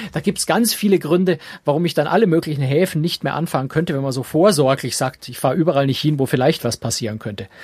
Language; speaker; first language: German; native; German